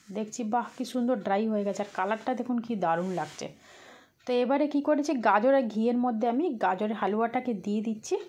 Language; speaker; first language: Bangla; non-native, local second language; Hindi